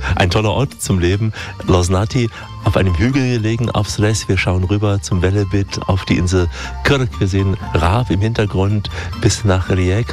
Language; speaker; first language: German; native; German